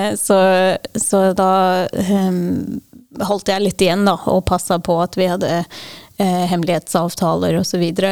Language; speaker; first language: Norwegian; non-native, fluent; English